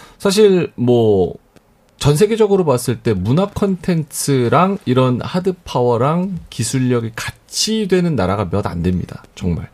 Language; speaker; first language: Korean; native; Korean